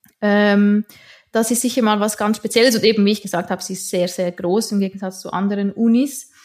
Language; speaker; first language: German; native; German